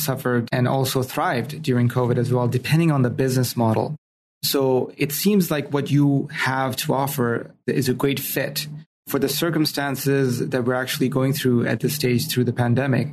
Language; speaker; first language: English; non-native, local second language; Urdu